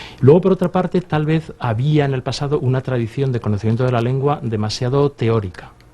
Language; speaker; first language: Spanish; native; Spanish